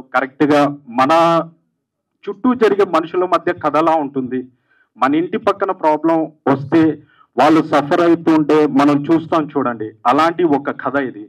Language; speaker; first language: Telugu; native; Telugu